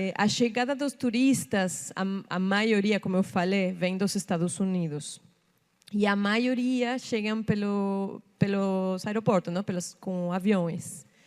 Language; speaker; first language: Portuguese; non-native, fluent; Spanish